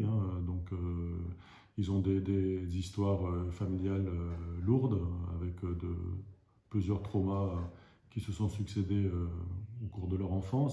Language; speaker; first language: French; native; French